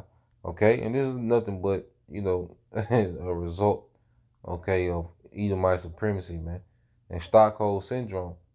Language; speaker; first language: English; native; English